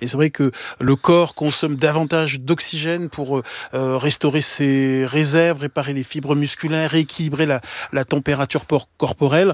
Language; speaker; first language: French; native; French